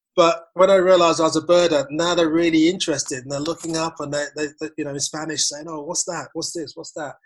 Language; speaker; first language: English; native; English